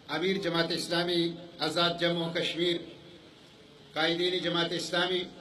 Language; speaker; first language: Urdu; non-native, local second language; Pashto